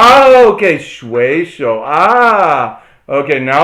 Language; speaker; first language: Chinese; non-native, learner; English